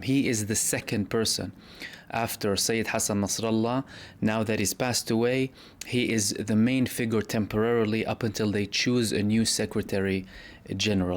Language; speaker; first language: English; non-native, fluent; Arabic